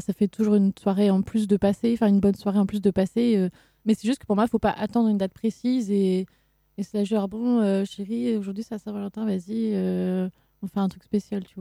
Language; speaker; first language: French; native; French